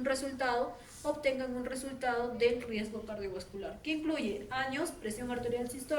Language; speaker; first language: Spanish; native; Spanish